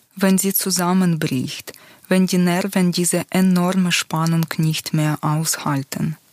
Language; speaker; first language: German; non-native, fluent; Ukrainian